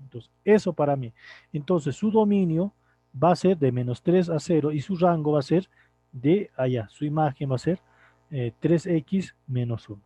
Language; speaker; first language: Spanish; native; Spanish